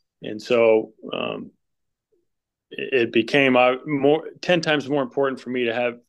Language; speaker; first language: English; native; English